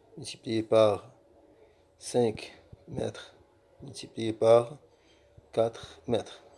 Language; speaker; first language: French; non-native, local second language; Arabic